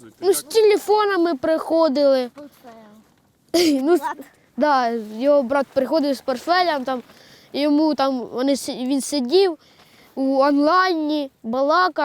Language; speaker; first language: Ukrainian; native; Ukrainian